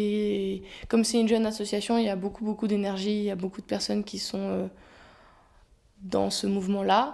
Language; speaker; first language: French; native; French